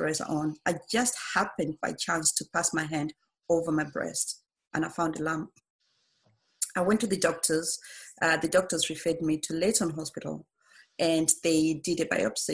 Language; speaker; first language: English; non-native, local second language; Shona